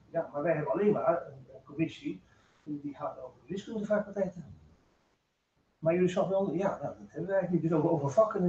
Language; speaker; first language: Dutch; native; Dutch